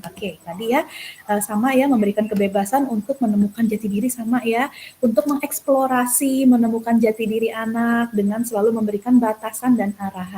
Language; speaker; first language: Indonesian; native; Indonesian